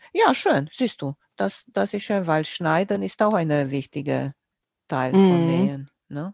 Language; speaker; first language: German; non-native, fluent; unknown